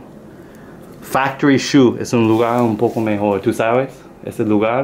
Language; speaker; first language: Spanish; non-native, learner; English